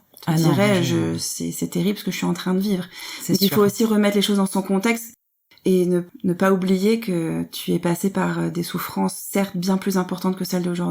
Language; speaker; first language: French; native; French